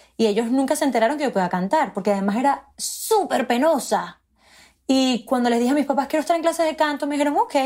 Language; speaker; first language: Spanish; native; Spanish